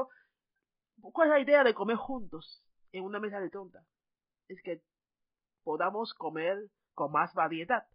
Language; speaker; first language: Spanish; non-native, fluent; Chinese